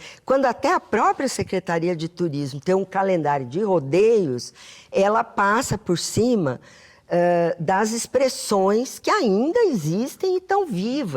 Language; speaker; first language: Portuguese; native; Portuguese